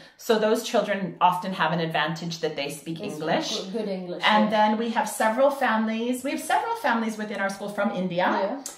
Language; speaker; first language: English; native; English